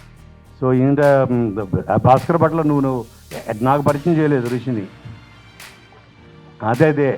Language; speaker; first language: Telugu; native; Telugu